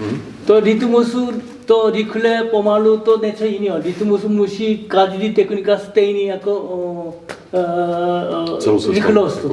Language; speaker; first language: Czech; non-native, learner; Korean